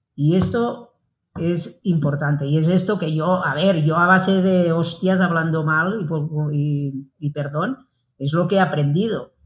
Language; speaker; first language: Spanish; native; Spanish